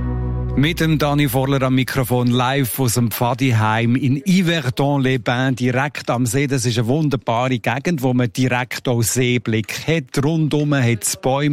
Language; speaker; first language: German; native; German